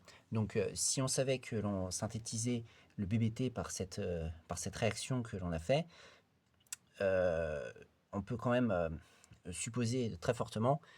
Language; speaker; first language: French; native; French